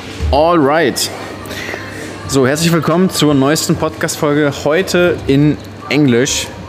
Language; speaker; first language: German; native; German